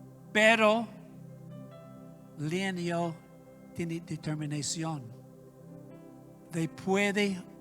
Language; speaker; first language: Spanish; non-native, learner; English